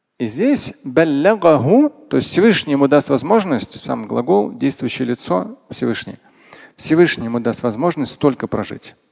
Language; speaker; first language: Russian; non-native, local second language; Tatar